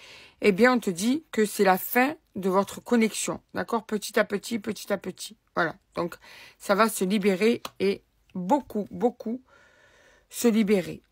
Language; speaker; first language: French; native; French